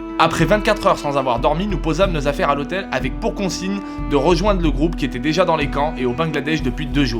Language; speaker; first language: French; native; French